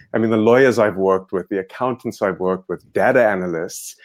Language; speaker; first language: English; native; English